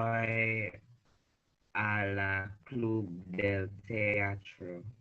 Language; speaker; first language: Spanish; non-native, learner; English